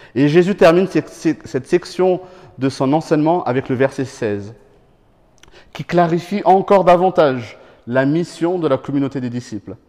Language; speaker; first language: French; non-native, local second language; Malagasy